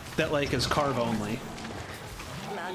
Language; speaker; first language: English; native; English